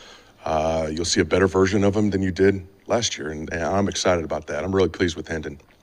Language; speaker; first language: English; native; English